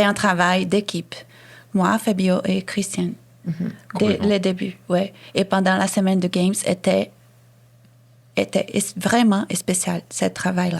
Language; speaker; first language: French; non-native, fluent; Portuguese